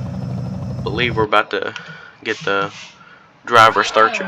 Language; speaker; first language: English; native; English